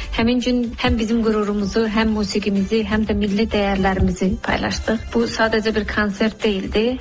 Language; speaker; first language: Azerbaijani; native; Azerbaijani